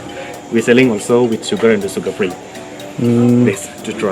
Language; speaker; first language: English; non-native, learner; Indonesian